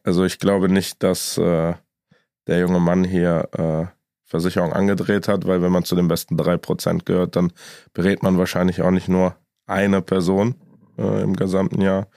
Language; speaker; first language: German; native; German